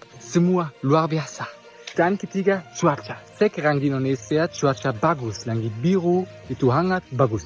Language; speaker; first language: Indonesian; non-native, learner; German